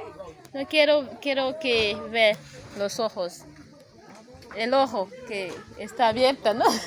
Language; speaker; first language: Spanish; non-native, learner; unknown